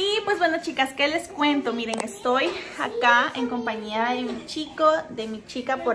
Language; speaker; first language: Spanish; native; Spanish